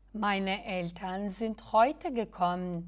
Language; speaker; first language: German; non-native, fluent; Albanian